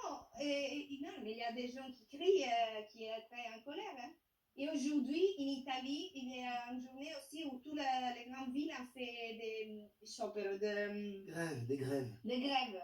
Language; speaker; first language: French; non-native, fluent; Italian